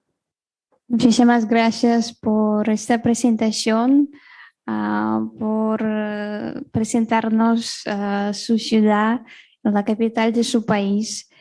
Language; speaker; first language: Spanish; non-native, fluent; Russian